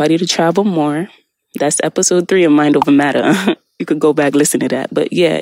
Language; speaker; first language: English; native; English